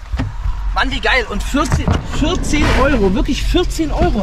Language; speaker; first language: German; native; German